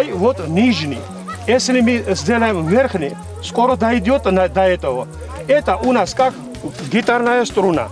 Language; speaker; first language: Russian; non-native, fluent; Georgian